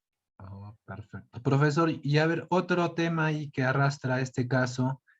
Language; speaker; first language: Spanish; native; Spanish